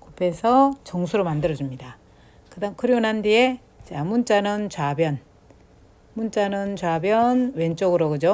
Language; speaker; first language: Korean; native; Korean